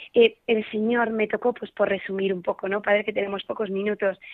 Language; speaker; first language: Spanish; native; Spanish